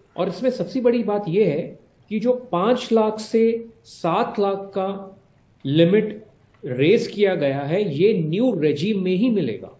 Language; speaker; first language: Hindi; native; Hindi